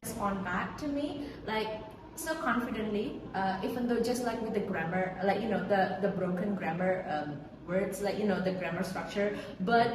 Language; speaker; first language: English; non-native, fluent; Indonesian